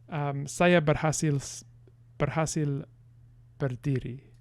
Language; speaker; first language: Indonesian; non-native, learner; English